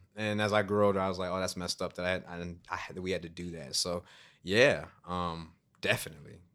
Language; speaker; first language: English; native; English